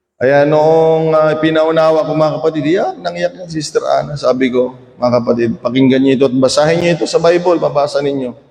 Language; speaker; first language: Filipino; native; Filipino